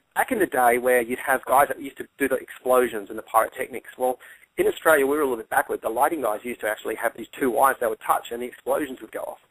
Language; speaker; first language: English; native; English